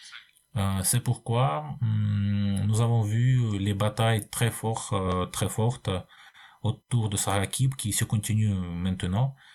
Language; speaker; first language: French; non-native, fluent; Russian